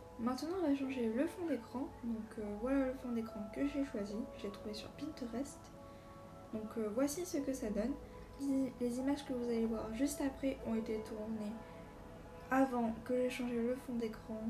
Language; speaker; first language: French; native; French